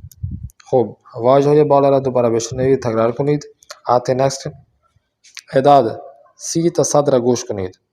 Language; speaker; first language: Persian; non-native, fluent; Urdu